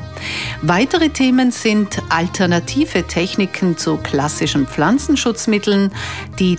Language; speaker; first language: German; native; German